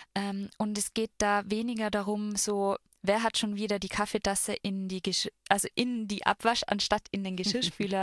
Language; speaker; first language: German; native; German